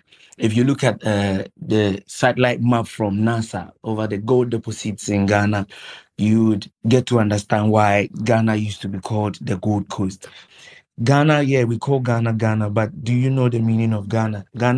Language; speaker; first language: English; non-native, local second language; Akan